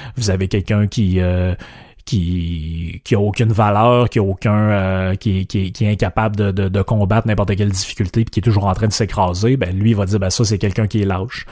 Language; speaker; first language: French; native; French